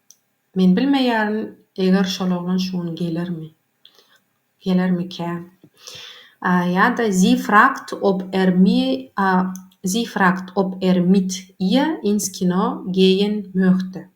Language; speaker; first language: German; non-native, learner; Turkmen